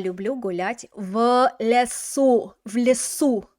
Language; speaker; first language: Russian; non-native, fluent; English